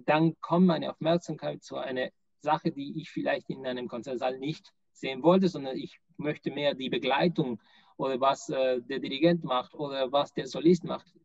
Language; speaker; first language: German; non-native, fluent; Spanish